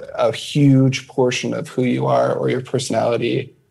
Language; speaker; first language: English; native; English